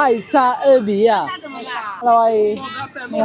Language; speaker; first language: Chinese; non-native, learner; Amharic